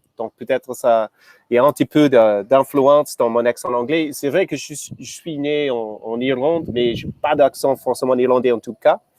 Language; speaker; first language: French; non-native, fluent; English